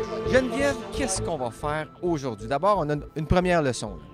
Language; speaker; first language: French; native; French